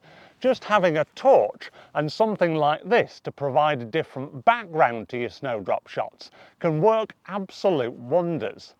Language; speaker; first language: English; native; English